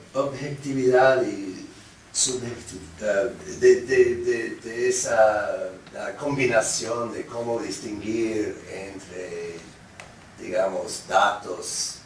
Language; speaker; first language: Spanish; non-native, fluent; English